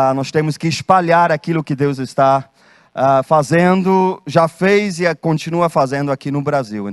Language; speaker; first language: Portuguese; non-native, fluent; German